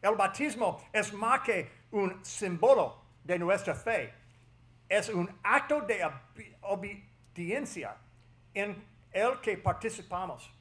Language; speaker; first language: Spanish; non-native, fluent; English